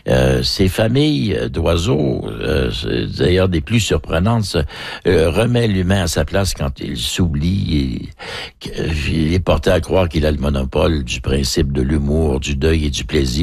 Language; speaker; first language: French; native; French